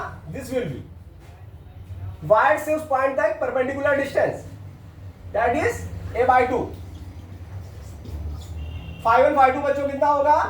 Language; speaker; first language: Hindi; native; Hindi